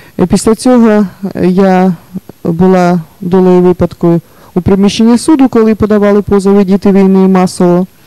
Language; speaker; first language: Ukrainian; native; Ukrainian